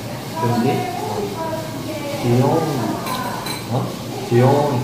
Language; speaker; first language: Korean; non-native, learner; Filipino